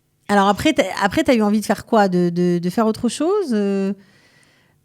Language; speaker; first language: French; native; French